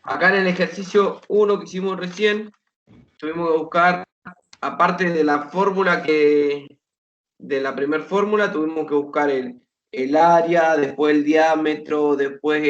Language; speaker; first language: Spanish; native; Spanish